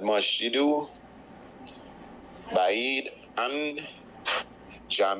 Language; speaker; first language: Arabic; non-native, learner; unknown